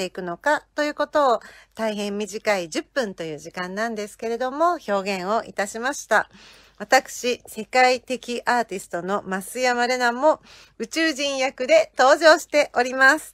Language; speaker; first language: Japanese; native; Japanese